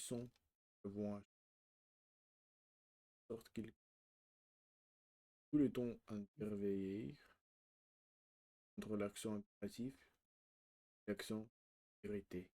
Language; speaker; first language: French; non-native, learner; Russian